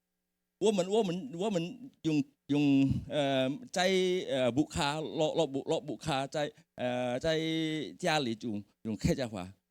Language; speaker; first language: Chinese; early bilingual, heritage; Hakka Chinese